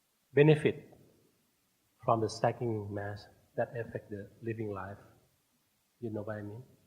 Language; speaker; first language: English; non-native, fluent; Thai